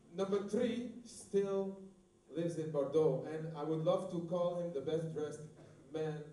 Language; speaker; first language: English; non-native, fluent; Dutch